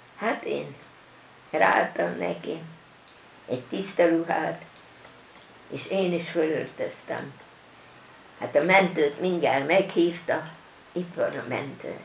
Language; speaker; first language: Hungarian; non-native, local second language; German